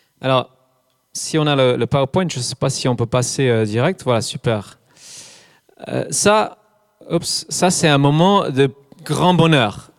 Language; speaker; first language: French; non-native, fluent; English